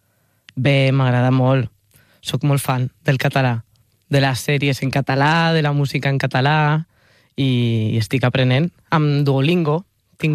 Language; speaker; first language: Catalan; non-native, learner; Spanish